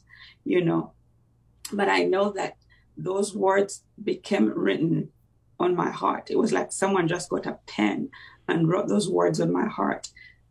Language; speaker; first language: English; non-native, local second language; Ganda